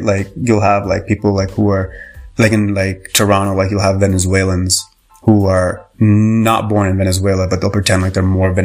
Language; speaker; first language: English; native; English